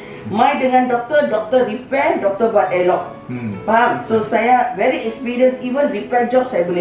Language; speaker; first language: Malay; non-native, local second language; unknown